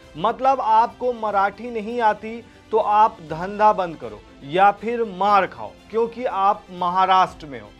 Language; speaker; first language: Hindi; native; Hindi